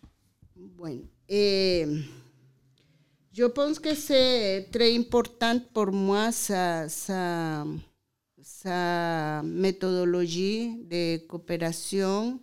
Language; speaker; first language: French; non-native, learner; Spanish